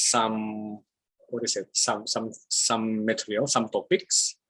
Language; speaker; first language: English; non-native, fluent; Indonesian